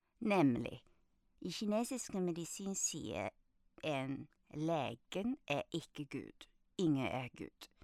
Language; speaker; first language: Norwegian; non-native, fluent; Chinese